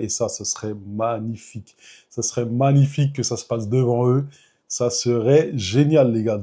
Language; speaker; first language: French; native; French